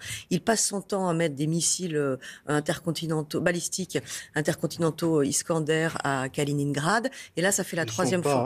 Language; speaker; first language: French; native; French